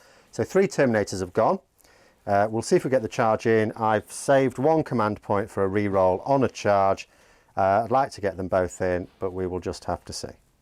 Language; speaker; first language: English; native; English